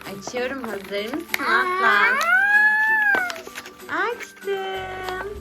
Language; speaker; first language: Turkish; native; Turkish